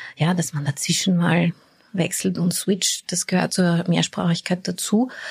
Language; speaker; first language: German; early bilingual, other home language; Bulgarian